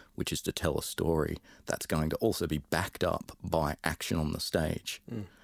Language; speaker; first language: English; native; English